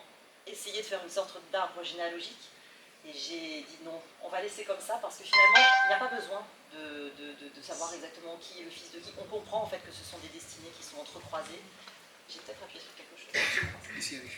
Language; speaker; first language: French; native; French